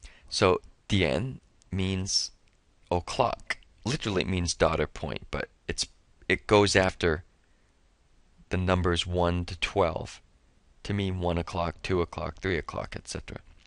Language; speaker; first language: English; native; English